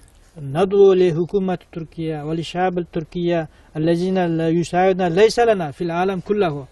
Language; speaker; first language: Arabic; non-native, fluent; Kyrgyz